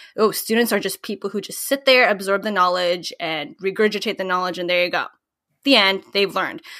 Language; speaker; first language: English; early bilingual, other home language; Filipino